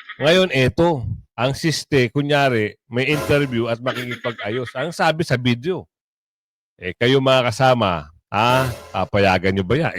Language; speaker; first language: Filipino; non-native, local second language; Cebuano